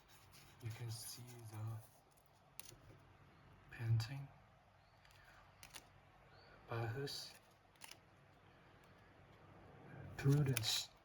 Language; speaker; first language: English; non-native, learner; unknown